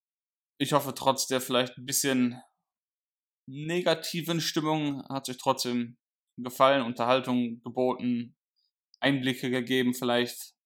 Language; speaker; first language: German; native; German